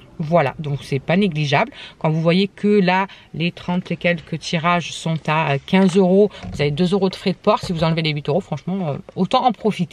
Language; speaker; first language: French; native; French